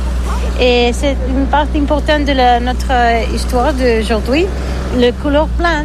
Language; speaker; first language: French; non-native, learner; Catalan